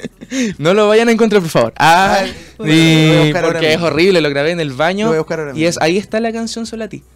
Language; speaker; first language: Spanish; native; Spanish